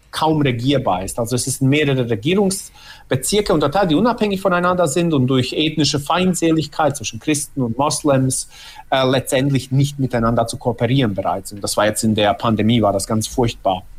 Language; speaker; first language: German; early bilingual, other home language; Bosnian